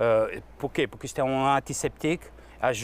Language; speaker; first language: Portuguese; non-native, learner; French